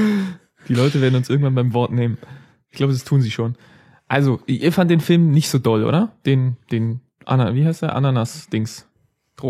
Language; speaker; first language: German; native; German